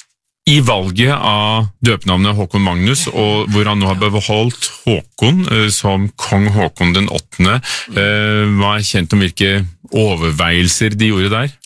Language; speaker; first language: Norwegian; native; Norwegian